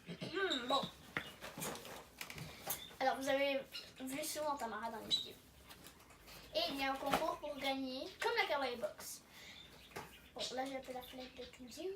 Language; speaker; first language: French; native; French